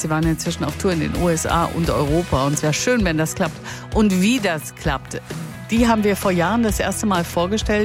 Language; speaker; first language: German; native; German